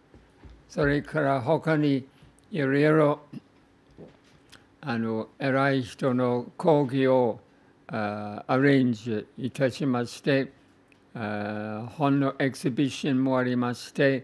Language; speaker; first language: Japanese; non-native, fluent; English